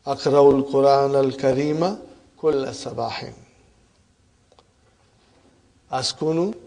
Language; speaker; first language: Arabic; non-native, fluent; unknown